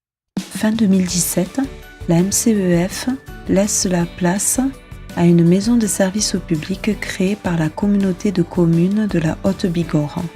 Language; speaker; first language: French; native; French